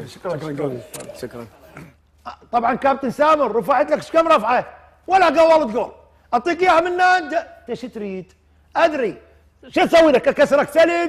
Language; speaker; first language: Arabic; native; Arabic